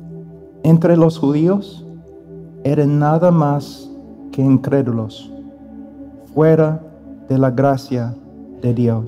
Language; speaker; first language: Spanish; non-native, fluent; English